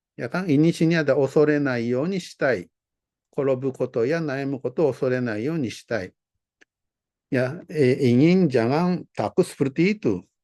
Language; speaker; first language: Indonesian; non-native, fluent; Japanese